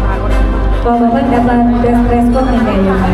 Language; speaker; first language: Indonesian; native; Indonesian